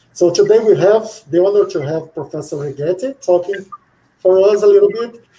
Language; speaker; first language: English; non-native, fluent; Portuguese